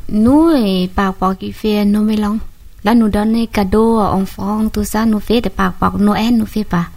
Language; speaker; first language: French; non-native, learner; Thai